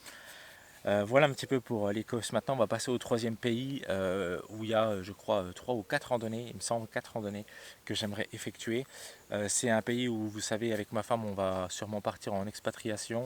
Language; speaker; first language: French; native; French